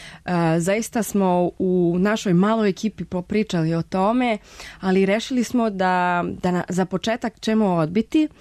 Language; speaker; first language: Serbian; non-native, fluent; Spanish